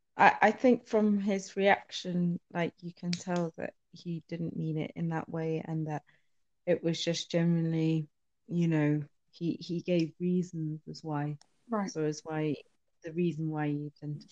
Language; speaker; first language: English; native; English